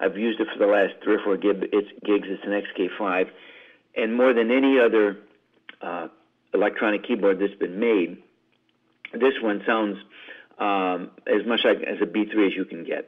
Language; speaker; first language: English; native; English